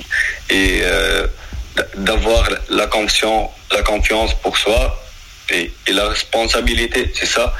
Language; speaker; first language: French; non-native, local second language; Arabic